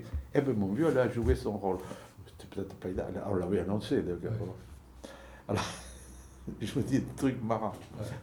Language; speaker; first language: French; native; French